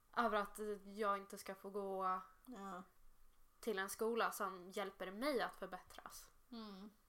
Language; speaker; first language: Swedish; native; Swedish